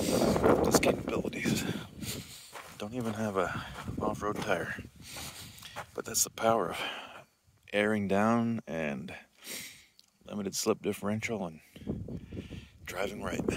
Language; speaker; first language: English; native; English